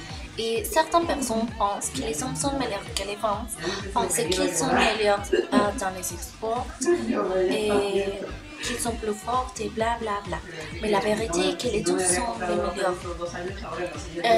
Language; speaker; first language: French; non-native, learner; Spanish